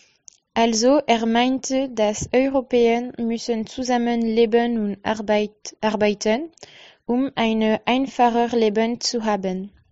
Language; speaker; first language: German; non-native, learner; French